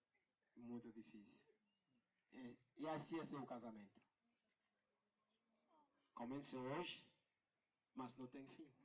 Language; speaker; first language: Portuguese; non-native, learner; Haitian Creole